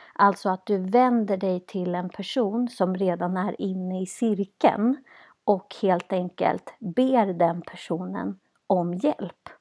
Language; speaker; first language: Swedish; native; Swedish